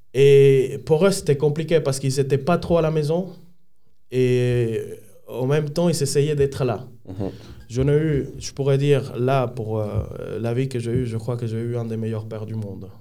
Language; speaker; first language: French; non-native, fluent; Spanish